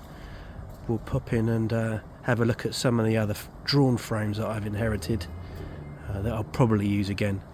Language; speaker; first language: English; native; English